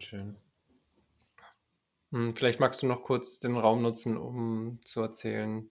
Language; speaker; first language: German; native; German